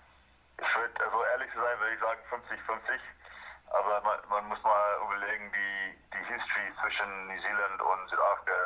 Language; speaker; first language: German; non-native, fluent; Afrikaans